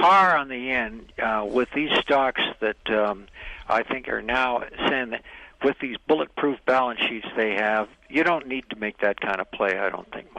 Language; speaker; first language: English; native; English